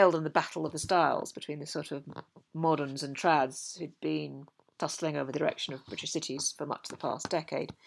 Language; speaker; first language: English; native; English